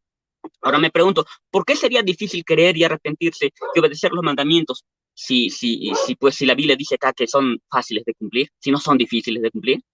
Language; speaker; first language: Spanish; native; Spanish